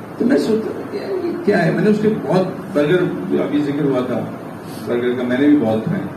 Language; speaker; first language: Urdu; non-native, local second language; Pashto